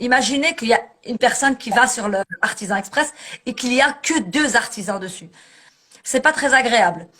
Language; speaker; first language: French; early bilingual, other home language; Arabic